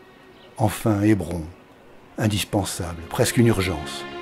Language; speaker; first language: French; native; French